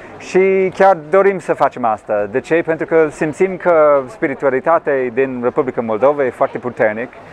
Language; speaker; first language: Romanian; non-native, fluent; English